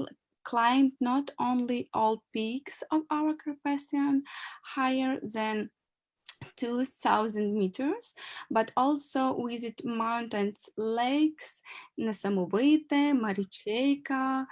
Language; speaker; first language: English; non-native, learner; Ukrainian